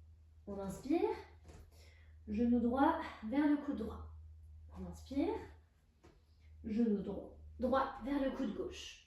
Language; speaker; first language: French; native; French